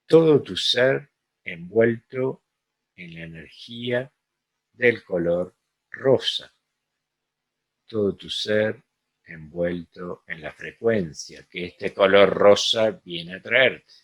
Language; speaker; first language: Spanish; native; Spanish